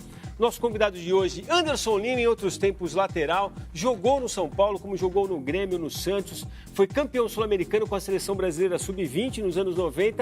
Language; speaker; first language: Portuguese; native; Portuguese